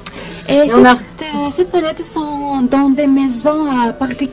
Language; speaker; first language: French; non-native, fluent; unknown